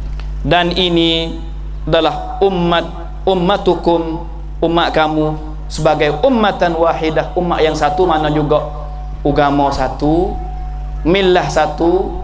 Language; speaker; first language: Malay; native; Malay